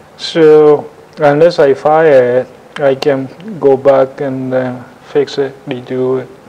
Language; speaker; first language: English; non-native, fluent; Japanese